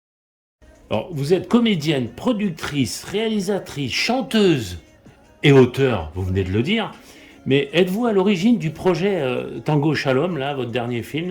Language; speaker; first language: French; native; French